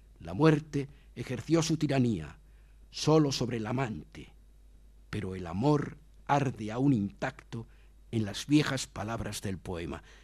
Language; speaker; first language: Spanish; native; Spanish